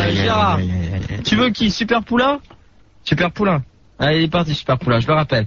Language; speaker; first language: French; native; French